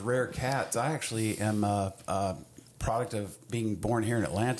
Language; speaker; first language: English; native; English